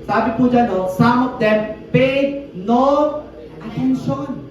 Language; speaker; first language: English; non-native, local second language; Filipino